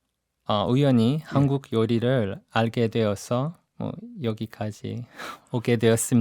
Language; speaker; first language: Korean; non-native, fluent; English